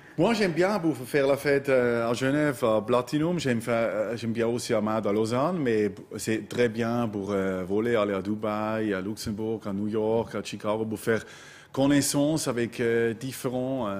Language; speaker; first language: French; non-native, local second language; German